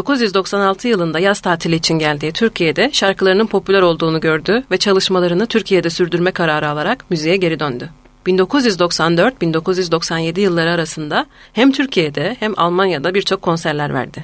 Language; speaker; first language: Turkish; native; Turkish